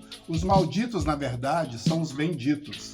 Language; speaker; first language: Portuguese; native; Portuguese